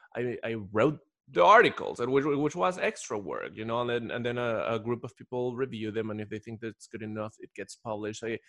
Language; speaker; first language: English; non-native, fluent; Spanish